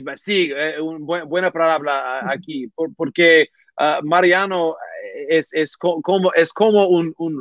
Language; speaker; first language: Spanish; non-native, learner; English